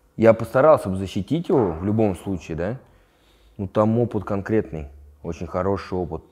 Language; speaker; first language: Russian; native; Russian